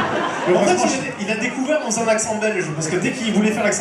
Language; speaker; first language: French; native; French